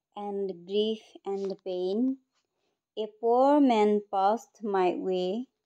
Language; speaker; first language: English; non-native, local second language; Assamese